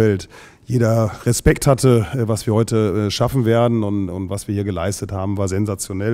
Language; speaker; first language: German; native; German